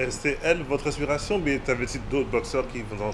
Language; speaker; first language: French; native; French